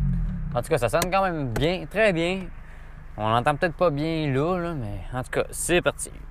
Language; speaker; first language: French; native; French